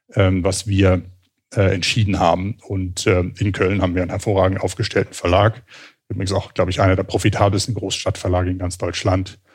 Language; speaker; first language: German; native; German